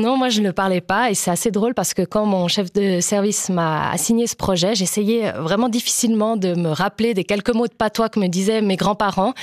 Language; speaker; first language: French; native; French